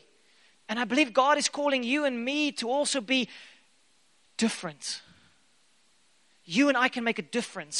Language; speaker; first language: English; native; English